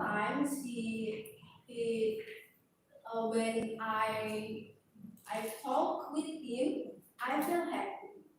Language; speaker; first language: English; non-native, learner; Indonesian